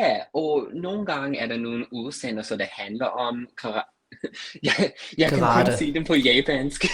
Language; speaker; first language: Danish; non-native, fluent; English